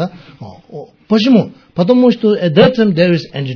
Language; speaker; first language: Russian; non-native, learner; Tibetan